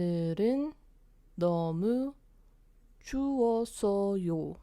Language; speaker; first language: Korean; non-native, fluent; English